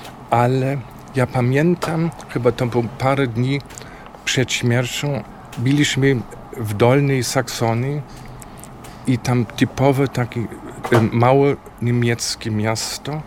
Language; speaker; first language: Polish; non-native, fluent; German